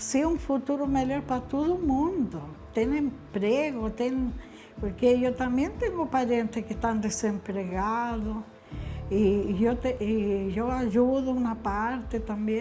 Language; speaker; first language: Portuguese; non-native, fluent; Spanish